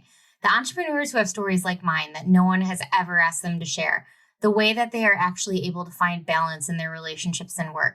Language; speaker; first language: English; native; English